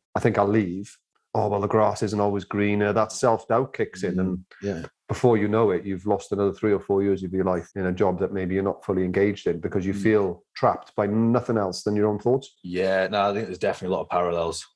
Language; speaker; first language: English; native; English